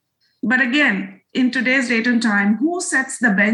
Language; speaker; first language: English; non-native, local second language; Bangla